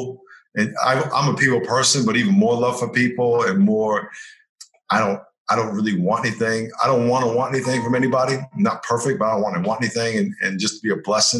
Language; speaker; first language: English; native; English